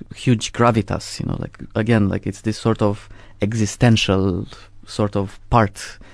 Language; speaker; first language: English; non-native, fluent; Romanian